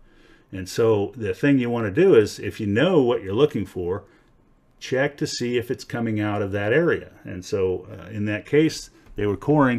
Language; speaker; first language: English; native; English